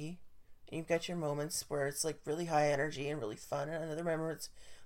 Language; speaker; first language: English; native; English